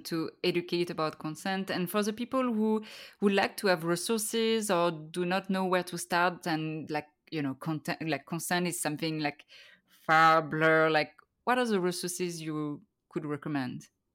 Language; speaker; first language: English; non-native, fluent; French